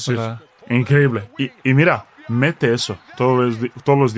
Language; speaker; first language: Spanish; non-native, fluent; Bosnian